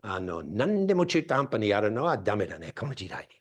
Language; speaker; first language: Japanese; non-native, fluent; English